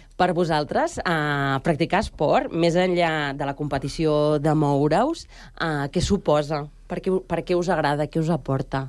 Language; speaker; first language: Catalan; native; Catalan